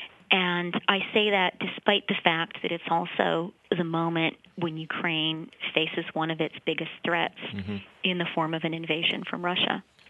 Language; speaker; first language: English; early bilingual, other home language; Ukrainian